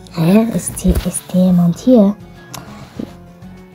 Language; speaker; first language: German; non-native, learner; Arabic